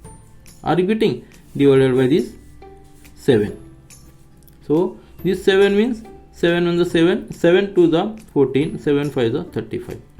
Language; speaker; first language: English; non-native, local second language; Marathi